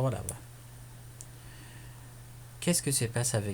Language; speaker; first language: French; non-native, fluent; Persian